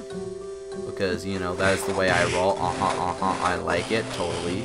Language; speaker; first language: English; native; English